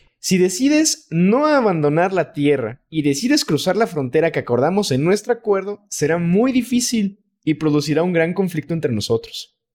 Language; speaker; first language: Spanish; native; Spanish